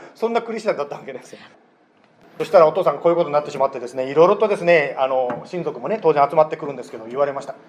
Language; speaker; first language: Japanese; native; Japanese